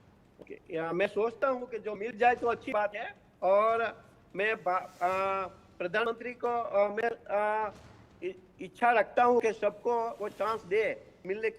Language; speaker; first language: Hindi; non-native, local second language; Gujarati